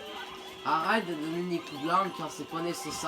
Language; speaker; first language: French; native; French